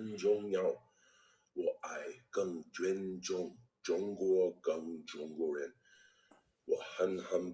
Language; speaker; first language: Chinese; non-native, learner; English